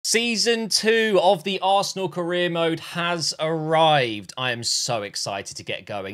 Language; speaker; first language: English; native; English